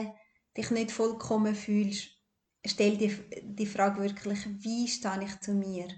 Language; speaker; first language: German; early bilingual, other home language; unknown